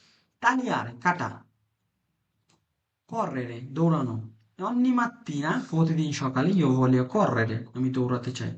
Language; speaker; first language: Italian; non-native, fluent; Bangla